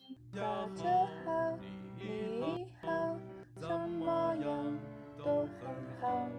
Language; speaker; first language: Chinese; non-native, learner; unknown